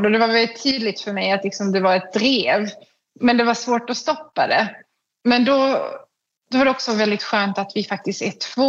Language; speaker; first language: Swedish; native; Swedish